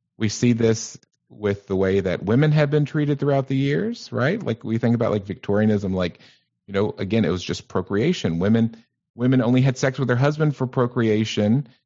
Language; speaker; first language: English; native; English